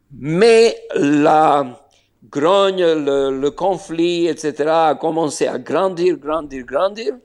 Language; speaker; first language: French; non-native, fluent; Slovenian